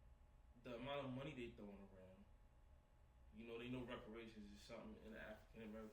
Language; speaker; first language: English; native; English